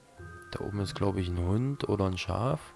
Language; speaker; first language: German; native; German